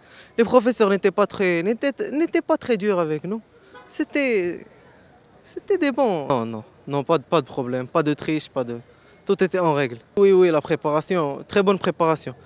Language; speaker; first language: French; non-native, local second language; Arabic